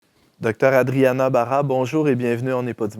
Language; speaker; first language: French; native; French